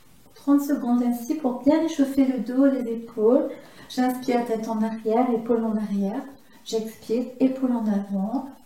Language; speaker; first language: French; native; French